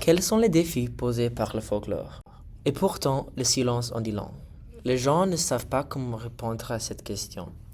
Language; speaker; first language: French; native; French